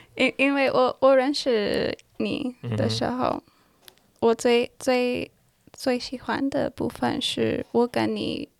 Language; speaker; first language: Chinese; non-native, learner; English